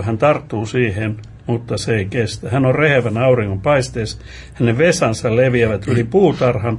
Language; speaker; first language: Finnish; native; Finnish